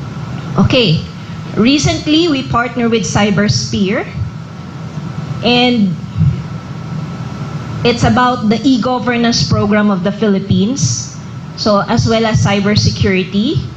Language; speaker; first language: English; non-native, local second language; Filipino